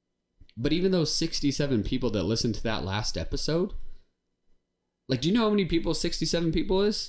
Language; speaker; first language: English; native; English